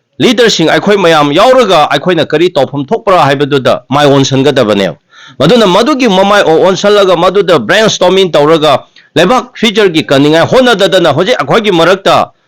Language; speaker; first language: Manipuri; non-native, local second language; Tangkhul Naga (India)